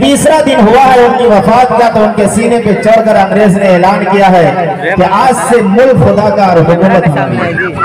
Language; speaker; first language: Urdu; native; Urdu